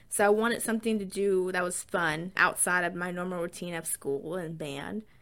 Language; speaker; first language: English; native; English